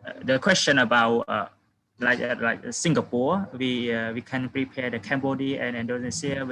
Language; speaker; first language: English; non-native, fluent; Khmer